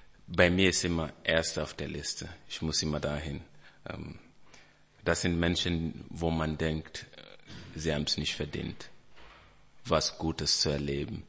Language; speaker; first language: German; non-native, fluent; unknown